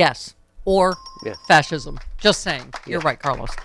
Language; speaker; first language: English; native; English